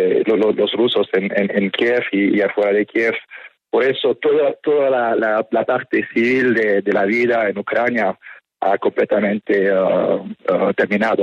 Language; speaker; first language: Spanish; non-native, fluent; French